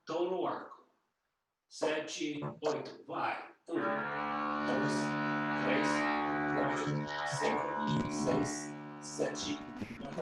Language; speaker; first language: Portuguese; non-native, learner; English